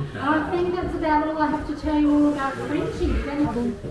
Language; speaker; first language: English; native; English